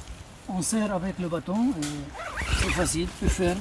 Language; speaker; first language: French; non-native, learner; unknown